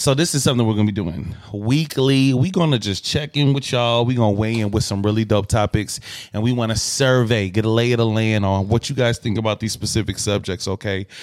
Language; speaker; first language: English; native; English